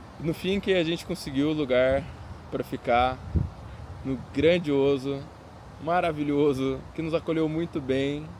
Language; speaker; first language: Portuguese; native; Portuguese